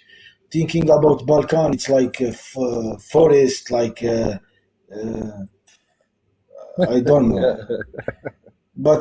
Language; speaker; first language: English; non-native, local second language; Arabic